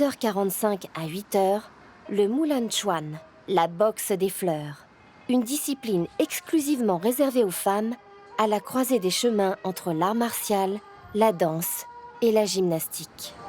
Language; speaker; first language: French; native; French